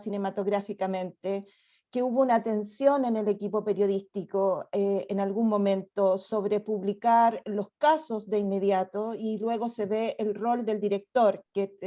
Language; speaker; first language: Spanish; native; Spanish